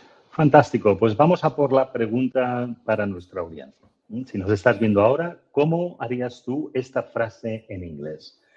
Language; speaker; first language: Spanish; native; Spanish